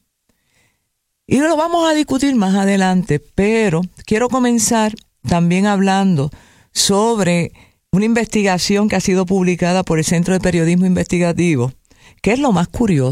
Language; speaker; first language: Spanish; native; Spanish